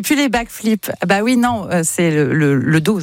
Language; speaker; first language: French; native; French